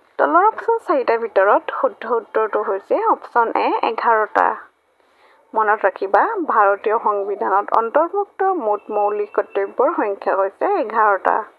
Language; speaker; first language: Assamese; native; Assamese